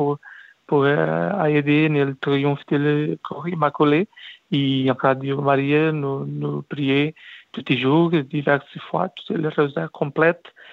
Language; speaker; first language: French; non-native, learner; Portuguese